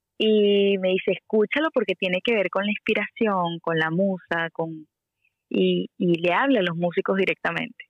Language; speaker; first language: Spanish; native; Spanish